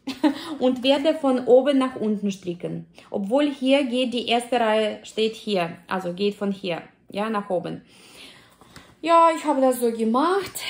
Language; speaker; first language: German; non-native, fluent; Russian